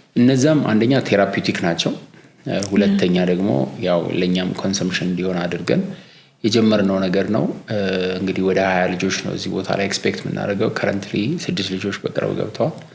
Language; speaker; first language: Amharic; native; Amharic